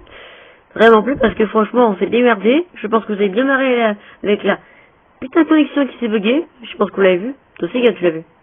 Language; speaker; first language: French; native; French